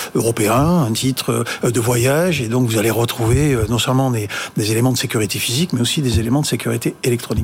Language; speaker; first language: French; native; French